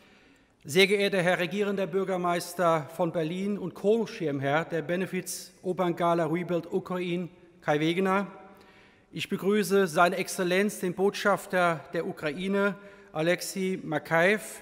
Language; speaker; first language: German; native; German